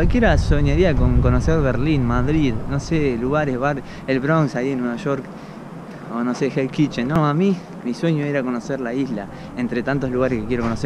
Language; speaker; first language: Spanish; native; Spanish